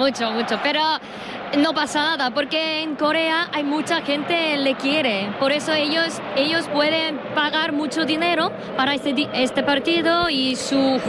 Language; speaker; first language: Spanish; non-native, learner; Korean